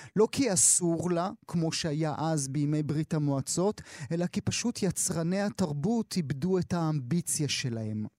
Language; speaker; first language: Hebrew; native; Hebrew